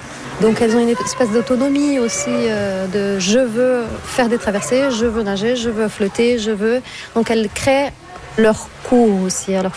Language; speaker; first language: French; non-native, fluent; Portuguese